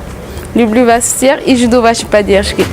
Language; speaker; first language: Russian; non-native, fluent; Malagasy